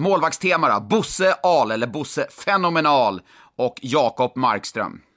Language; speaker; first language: Swedish; native; Swedish